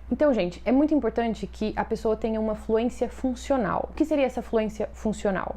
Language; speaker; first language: Portuguese; native; Portuguese